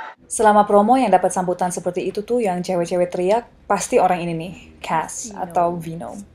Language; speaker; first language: Indonesian; non-native, fluent; English